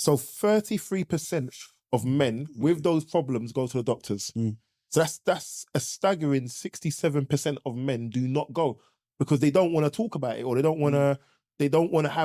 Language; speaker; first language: English; native; English